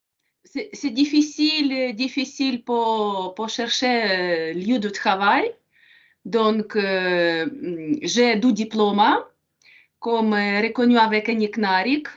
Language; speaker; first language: French; non-native, learner; Ukrainian